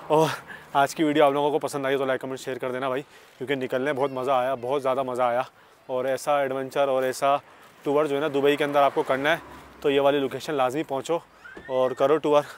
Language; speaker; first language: Urdu; native; Urdu